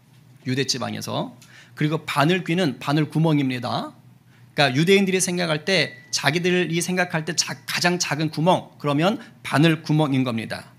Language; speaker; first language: Korean; native; Korean